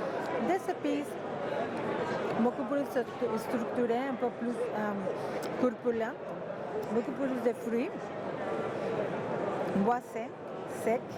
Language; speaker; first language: French; non-native, fluent; Spanish